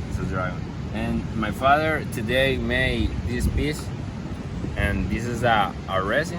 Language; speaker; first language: English; non-native, learner; Spanish